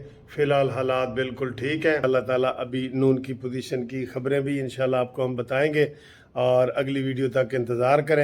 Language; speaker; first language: Urdu; native; Urdu